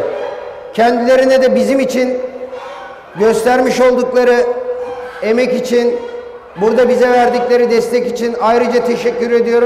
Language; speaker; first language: Turkish; native; Turkish